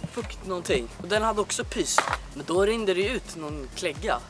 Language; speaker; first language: Swedish; native; Swedish